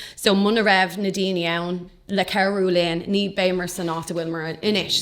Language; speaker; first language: Irish; non-native, local second language; English